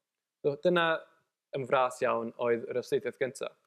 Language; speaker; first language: Welsh; native; Welsh